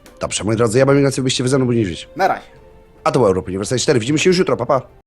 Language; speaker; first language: Polish; native; Polish